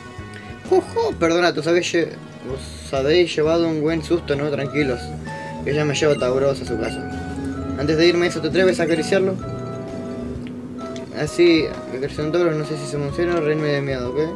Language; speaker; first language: Spanish; native; Spanish